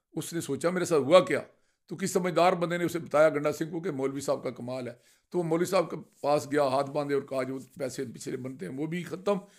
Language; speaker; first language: Urdu; non-native, local second language; Punjabi